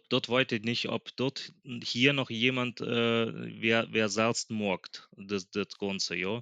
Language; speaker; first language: German; early bilingual, other home language; Plautdietsch